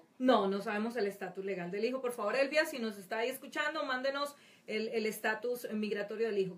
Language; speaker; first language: Spanish; native; Spanish